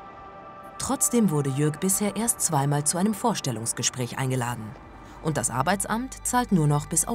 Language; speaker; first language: German; native; German